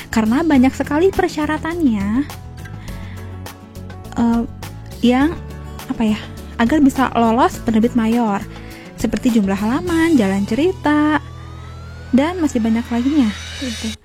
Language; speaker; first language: Indonesian; native; Indonesian